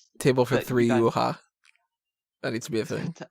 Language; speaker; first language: English; native; English